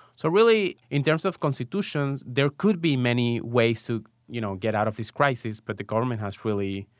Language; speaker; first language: English; non-native, fluent; Spanish